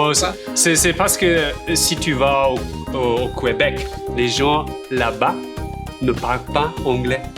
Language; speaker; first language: French; non-native, fluent; German